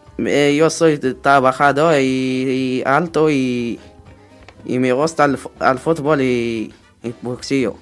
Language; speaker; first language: Spanish; non-native, learner; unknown